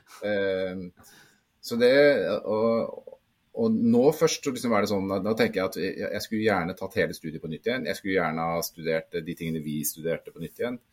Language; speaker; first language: Norwegian; native; Norwegian